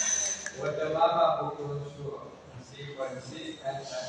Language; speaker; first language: Chinese; non-native, learner; Indonesian